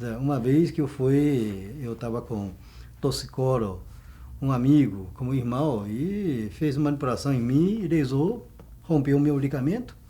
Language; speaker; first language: Portuguese; non-native, fluent; Chinese